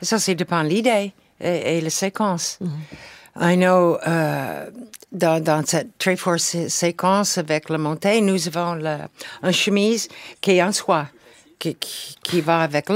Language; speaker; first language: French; non-native, fluent; English